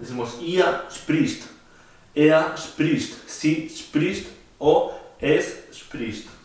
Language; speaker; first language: German; non-native, fluent; Spanish